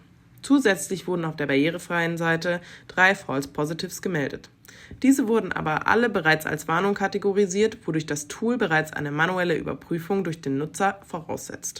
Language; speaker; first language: German; native; German